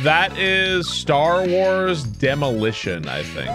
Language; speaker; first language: English; native; English